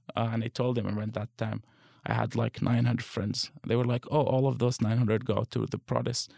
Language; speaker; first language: English; non-native, fluent; Arabic